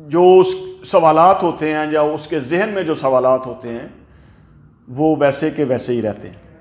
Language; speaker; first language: Urdu; non-native, local second language; Punjabi